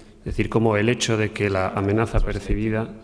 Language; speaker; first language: Spanish; native; Spanish